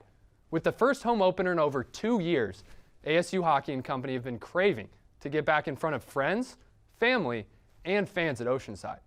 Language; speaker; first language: English; native; English